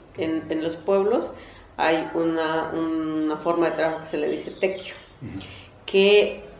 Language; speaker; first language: Spanish; non-native, local second language; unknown